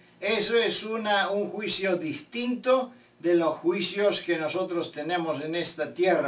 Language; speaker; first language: Spanish; non-native, fluent; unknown